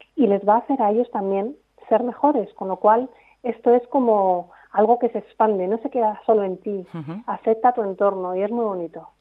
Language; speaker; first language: Spanish; native; Spanish